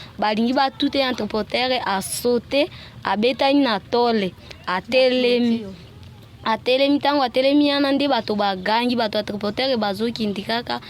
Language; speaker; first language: Lingala; native; Lingala